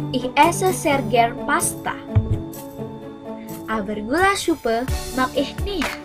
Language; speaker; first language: German; non-native, learner; Indonesian